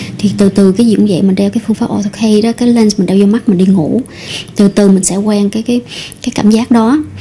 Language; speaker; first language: Vietnamese; early bilingual, heritage; Vietnamese